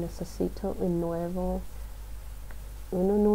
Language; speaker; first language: Spanish; non-native, learner; English